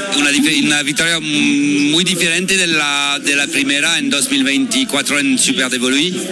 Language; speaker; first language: Spanish; non-native, learner; French